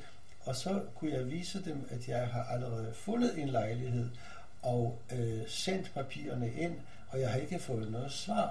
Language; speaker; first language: Danish; non-native, fluent; Polish